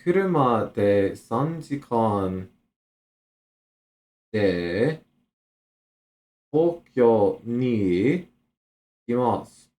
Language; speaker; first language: Japanese; non-native, learner; English